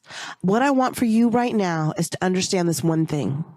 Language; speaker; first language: English; native; English